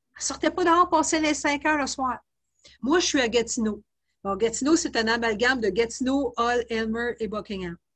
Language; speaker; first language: French; native; French